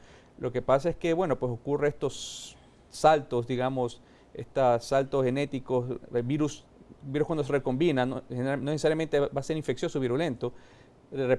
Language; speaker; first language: Spanish; native; Spanish